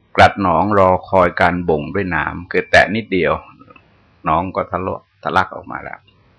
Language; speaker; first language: Thai; native; Thai